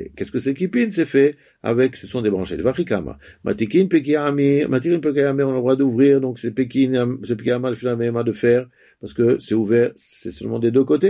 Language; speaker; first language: French; native; French